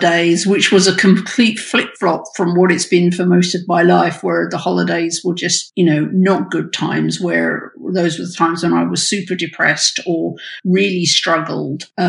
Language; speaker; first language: English; native; English